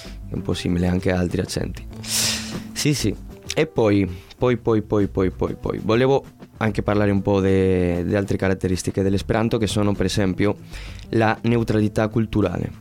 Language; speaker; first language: Italian; non-native, fluent; Spanish